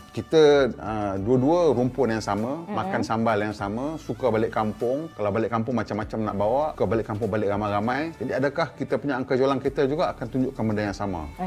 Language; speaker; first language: Malay; native; Malay